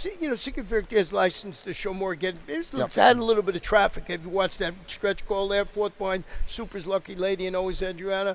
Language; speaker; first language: English; native; English